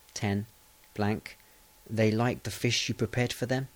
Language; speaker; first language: English; native; English